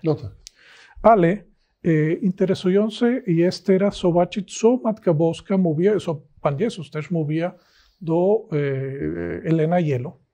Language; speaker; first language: Polish; non-native, learner; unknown